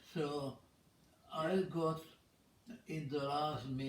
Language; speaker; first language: English; non-native, fluent; Czech